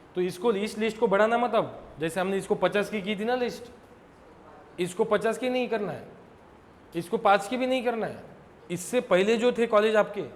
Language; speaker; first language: Hindi; non-native, local second language; Marathi